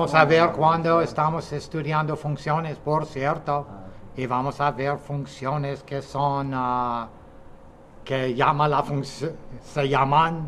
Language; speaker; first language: Spanish; non-native, fluent; English